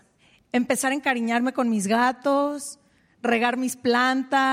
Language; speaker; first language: Spanish; native; Spanish